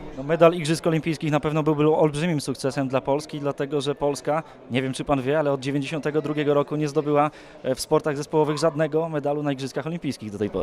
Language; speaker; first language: Polish; native; Polish